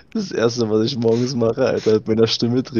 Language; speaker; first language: German; native; German